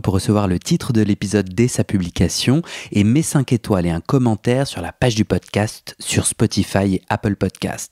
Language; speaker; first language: French; native; French